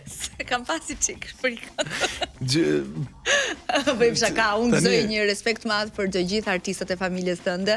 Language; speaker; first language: Albanian; native; Albanian